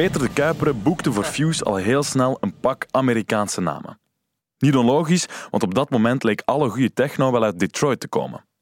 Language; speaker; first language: Dutch; native; Dutch